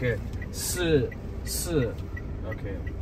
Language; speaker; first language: English; non-native, learner; Uyghur